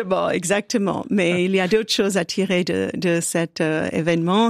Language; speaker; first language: French; non-native, fluent; English